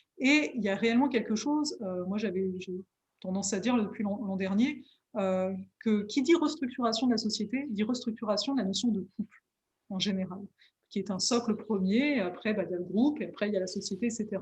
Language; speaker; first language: French; native; French